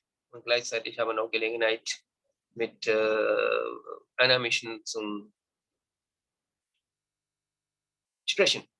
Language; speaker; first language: German; non-native, learner; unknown